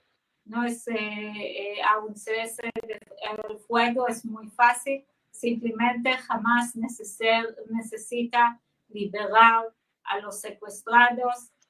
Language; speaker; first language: Spanish; non-native, fluent; Hebrew